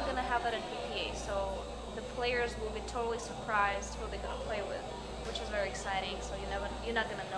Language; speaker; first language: English; non-native, fluent; Russian